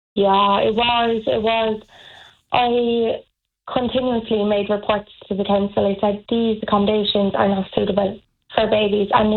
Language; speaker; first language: English; native; English